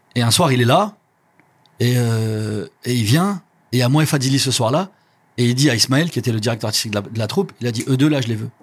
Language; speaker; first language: French; native; French